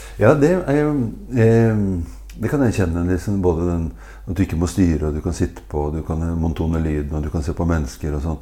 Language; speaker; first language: Norwegian; native; Norwegian